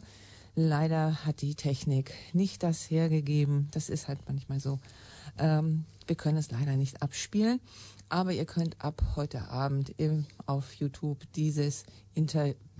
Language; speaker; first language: German; native; German